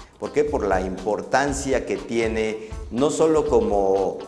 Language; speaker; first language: Spanish; native; Spanish